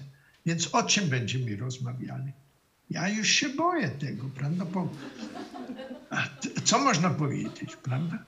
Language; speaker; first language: Polish; non-native, fluent; German